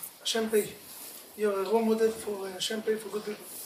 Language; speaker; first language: English; non-native, fluent; Hebrew